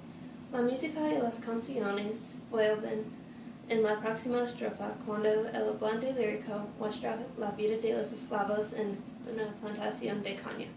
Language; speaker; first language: Spanish; non-native, learner; English